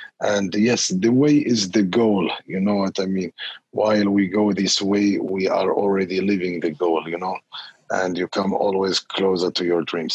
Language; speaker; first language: English; non-native, fluent; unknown